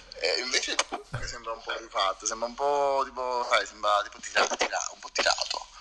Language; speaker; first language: Italian; native; Italian